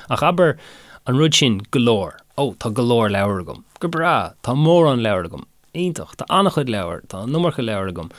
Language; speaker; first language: Irish; non-native, local second language; English